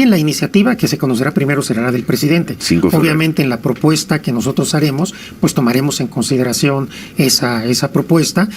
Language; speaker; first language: Spanish; native; Spanish